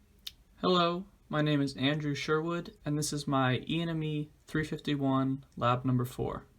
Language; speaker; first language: English; native; English